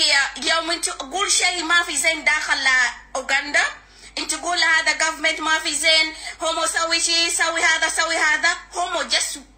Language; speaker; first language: Arabic; non-native, learner; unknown